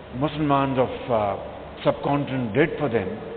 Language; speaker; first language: English; non-native, local second language; Urdu